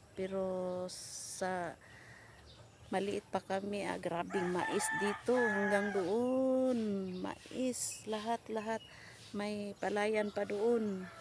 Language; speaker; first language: Filipino; non-native, local second language; Cebuano